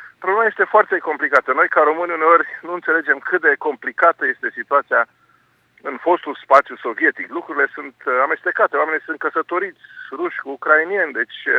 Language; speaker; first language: Romanian; native; Romanian